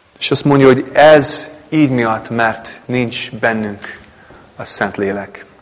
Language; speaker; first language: Hungarian; non-native, fluent; English